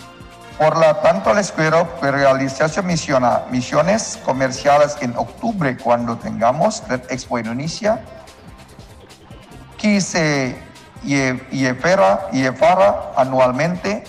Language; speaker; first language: Spanish; non-native, learner; Indonesian